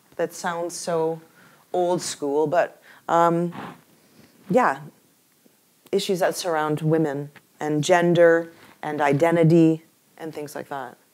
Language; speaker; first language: English; native; English